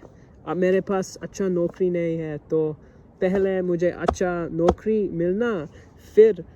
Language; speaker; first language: Hindi; non-native, learner; English